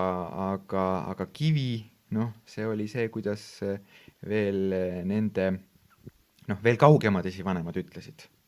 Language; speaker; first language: Estonian; native; Estonian